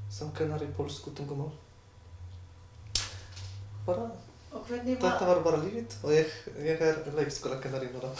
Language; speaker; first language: Icelandic; non-native, learner; Polish